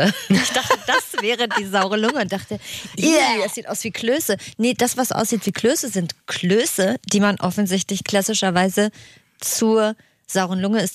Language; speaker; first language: German; native; German